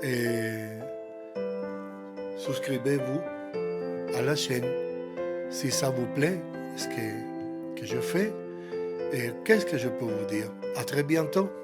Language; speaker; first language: French; non-native, learner; Spanish